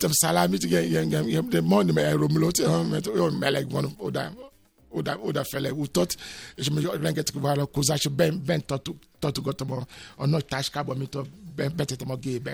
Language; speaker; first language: Hungarian; non-native, learner; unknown